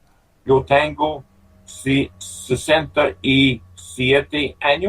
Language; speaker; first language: Spanish; non-native, learner; English